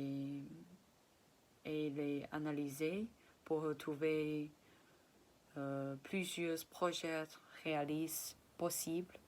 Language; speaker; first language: French; non-native, fluent; Chinese